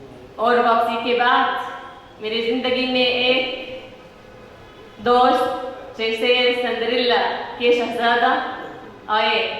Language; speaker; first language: Hindi; non-native, fluent; Arabic